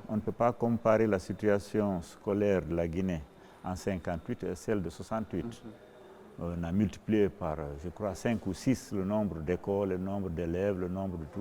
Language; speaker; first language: French; non-native, local second language; Fula